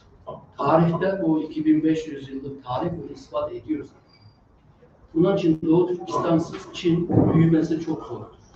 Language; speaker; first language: Turkish; non-native, fluent; Uyghur